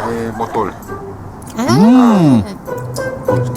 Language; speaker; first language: Malay; native; Malay